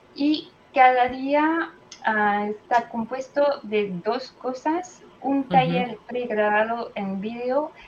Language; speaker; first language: Spanish; non-native, fluent; French